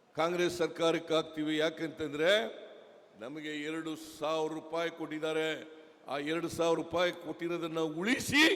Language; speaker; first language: Kannada; native; Kannada